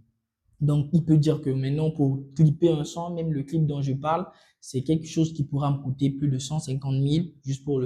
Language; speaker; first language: French; non-native, local second language; Sango